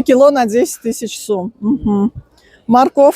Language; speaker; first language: Russian; native; Russian